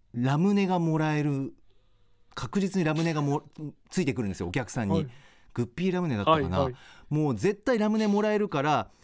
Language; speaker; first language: Japanese; native; Japanese